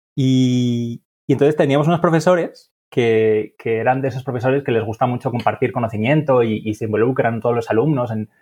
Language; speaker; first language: Spanish; native; Spanish